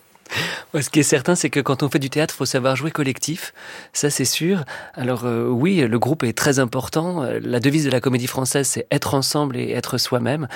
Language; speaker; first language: French; native; French